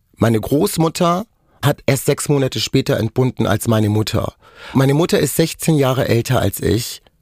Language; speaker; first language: German; non-native, local second language; Romany